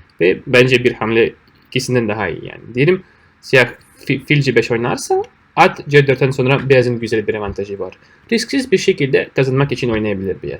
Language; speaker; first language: Turkish; non-native, fluent; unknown